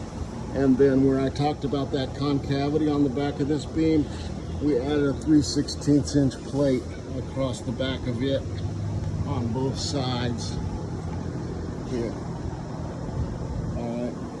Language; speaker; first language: English; native; English